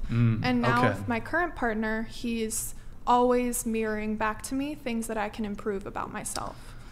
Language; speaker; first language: English; native; English